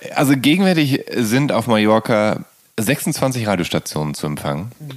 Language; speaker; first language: German; native; German